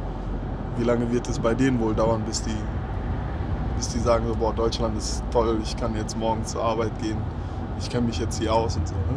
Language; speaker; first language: German; early bilingual, other home language; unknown